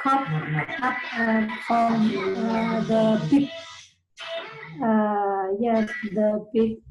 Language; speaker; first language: English; non-native, learner; Indonesian